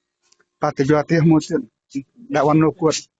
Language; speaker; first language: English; non-native, learner; Khmer